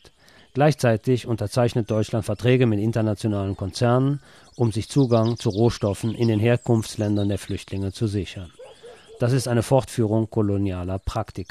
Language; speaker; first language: German; native; German